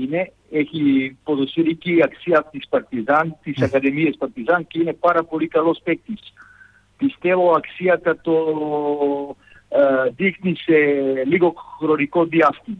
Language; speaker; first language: Greek; non-native, fluent; Serbian